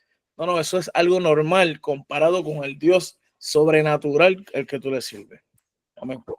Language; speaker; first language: Spanish; native; Spanish